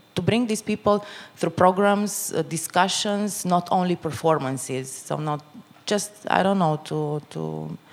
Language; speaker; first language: English; non-native, fluent; Romanian